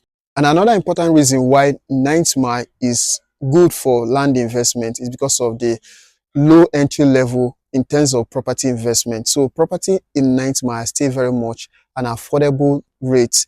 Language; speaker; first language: English; non-native, local second language; Igbo